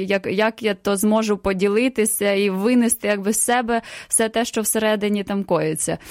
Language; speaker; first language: Ukrainian; native; Ukrainian